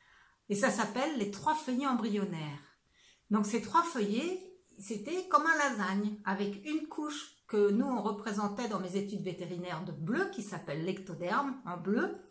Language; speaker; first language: French; native; French